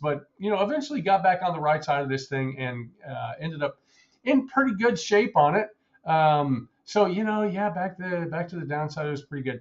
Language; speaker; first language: English; native; English